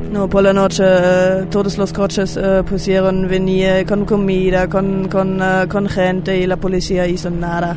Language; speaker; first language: Spanish; non-native, learner; German